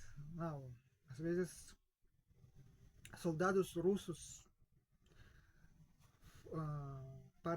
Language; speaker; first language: Portuguese; non-native, fluent; Russian